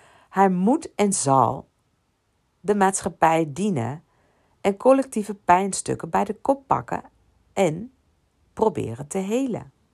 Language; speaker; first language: Dutch; native; Dutch